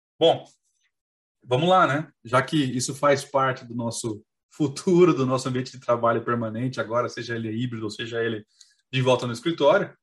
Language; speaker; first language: Portuguese; native; Portuguese